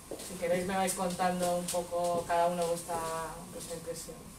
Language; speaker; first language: Spanish; native; Spanish